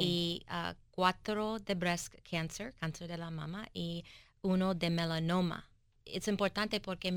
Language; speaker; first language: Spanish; early bilingual, heritage; English